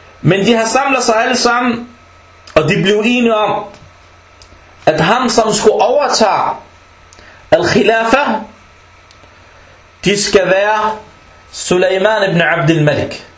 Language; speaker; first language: Danish; early bilingual, other home language; Arabic